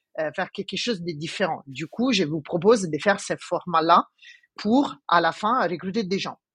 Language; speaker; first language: French; non-native, fluent; Italian